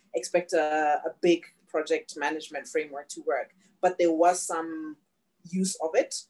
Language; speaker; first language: English; non-native, local second language; Tswana